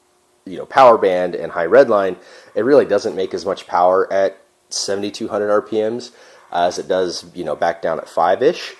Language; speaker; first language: English; native; English